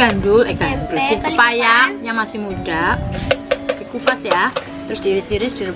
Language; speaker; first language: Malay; non-native, local second language; Javanese